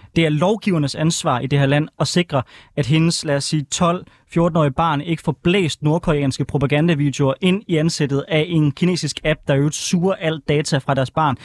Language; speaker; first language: Danish; native; Danish